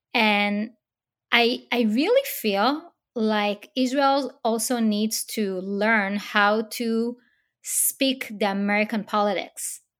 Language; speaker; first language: English; non-native, fluent; Hebrew